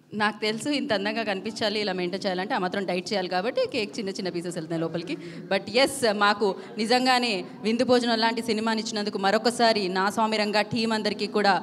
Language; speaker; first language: Telugu; native; Telugu